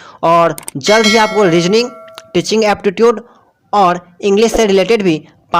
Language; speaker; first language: Hindi; native; Hindi